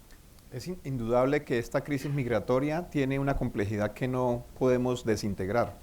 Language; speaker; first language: Spanish; native; Spanish